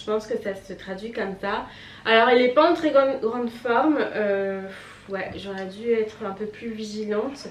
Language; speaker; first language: French; native; French